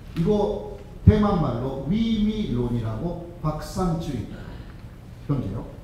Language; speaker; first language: Korean; non-native, fluent; Japanese